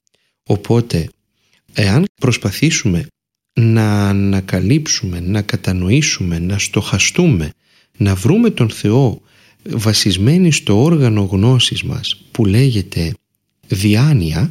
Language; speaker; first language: Greek; native; Greek